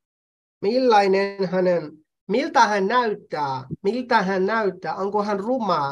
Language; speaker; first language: Finnish; non-native, fluent; Burmese